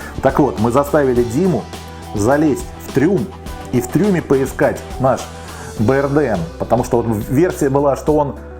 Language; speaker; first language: Russian; native; Russian